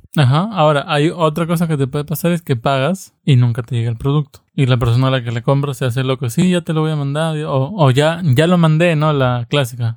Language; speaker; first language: Spanish; native; Spanish